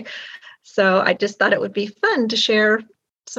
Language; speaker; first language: English; native; English